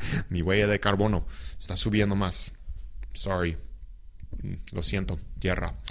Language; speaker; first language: Spanish; non-native, fluent; English